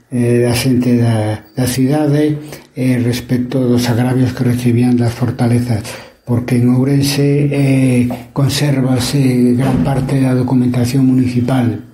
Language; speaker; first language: Galician; non-native, local second language; Spanish